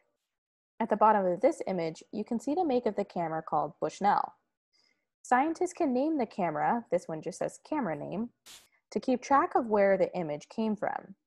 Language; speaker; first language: English; native; English